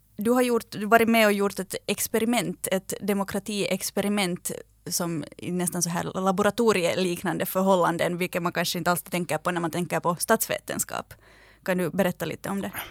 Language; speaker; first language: Swedish; native; Swedish